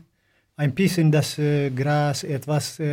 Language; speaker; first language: German; non-native, learner; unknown